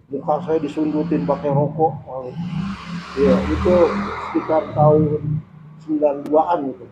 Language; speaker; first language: Indonesian; native; Indonesian